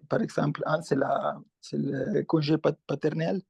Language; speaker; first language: French; non-native, fluent; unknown